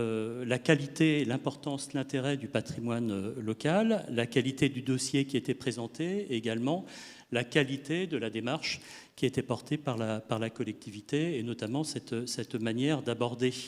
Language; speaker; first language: French; native; French